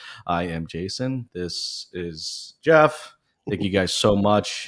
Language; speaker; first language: English; native; English